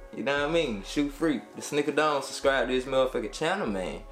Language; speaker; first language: English; native; English